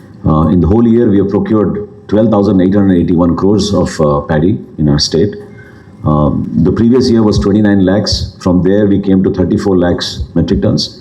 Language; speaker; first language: English; non-native, local second language; Telugu